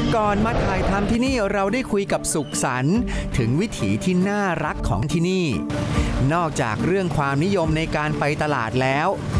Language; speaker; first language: Thai; native; Thai